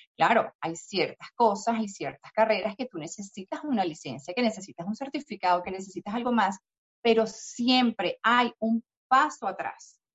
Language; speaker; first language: Spanish; native; Spanish